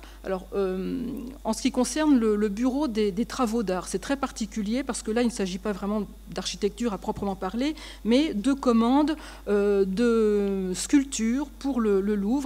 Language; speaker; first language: French; native; French